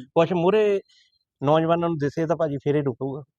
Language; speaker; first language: Punjabi; native; Punjabi